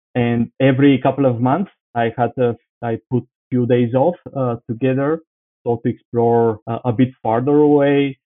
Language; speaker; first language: English; non-native, fluent; Bulgarian